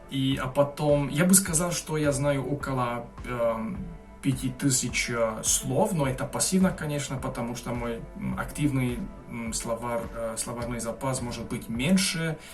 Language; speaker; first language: Russian; non-native, fluent; Hungarian